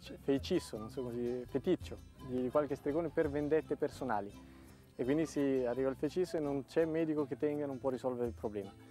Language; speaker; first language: Italian; native; Italian